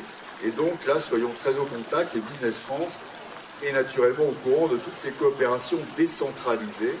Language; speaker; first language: French; native; French